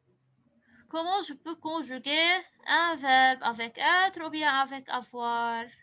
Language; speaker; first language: French; non-native, local second language; Arabic